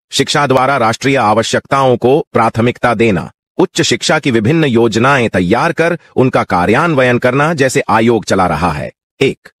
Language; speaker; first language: Hindi; non-native, local second language; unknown